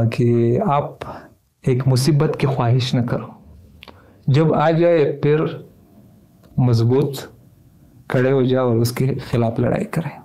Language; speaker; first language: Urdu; non-native, fluent; Pashto